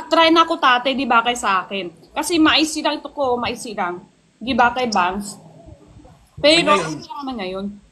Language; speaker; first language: Filipino; non-native, learner; Chinese